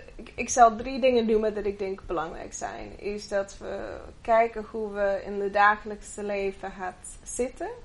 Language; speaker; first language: Dutch; non-native, fluent; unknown